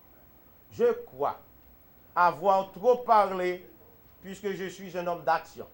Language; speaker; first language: French; non-native, local second language; Haitian Creole